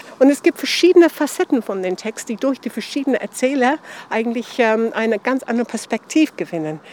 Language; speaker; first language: German; non-native, fluent; English